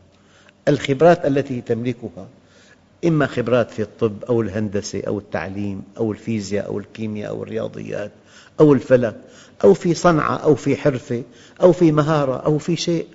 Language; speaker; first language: Arabic; native; Arabic